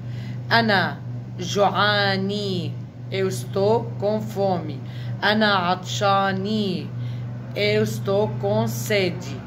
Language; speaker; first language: Portuguese; non-native, fluent; Arabic